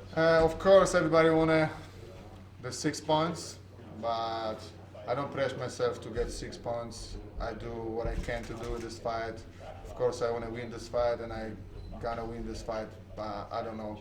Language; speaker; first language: English; non-native, fluent; Polish